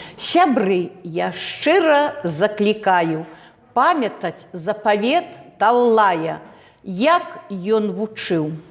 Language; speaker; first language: Belarusian; native; Belarusian